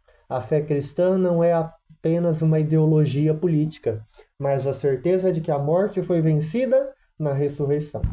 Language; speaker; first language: Portuguese; native; Portuguese